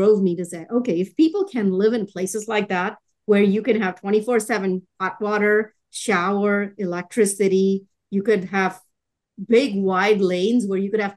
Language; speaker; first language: English; non-native, local second language; Tamil